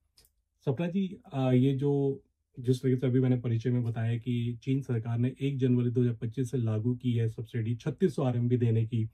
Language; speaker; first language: Hindi; native; Hindi